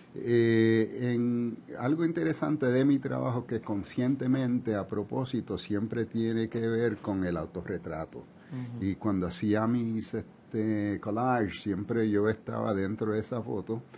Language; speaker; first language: Spanish; early bilingual, heritage; Spanish